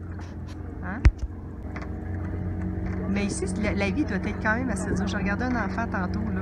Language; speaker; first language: French; native; French